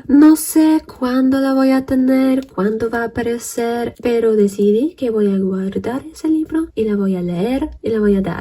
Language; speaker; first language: Spanish; non-native, fluent; Polish